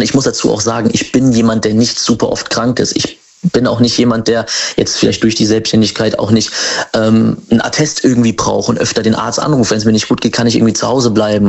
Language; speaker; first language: German; native; German